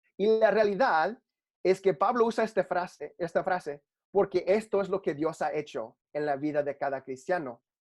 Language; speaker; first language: Spanish; early bilingual, heritage; Spanish